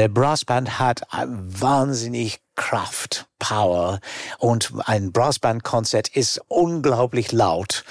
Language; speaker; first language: German; non-native, fluent; English